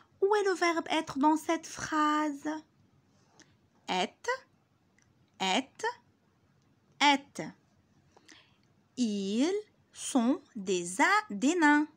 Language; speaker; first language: French; non-native, local second language; Arabic